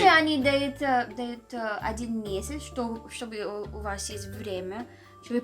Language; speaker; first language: Russian; non-native, learner; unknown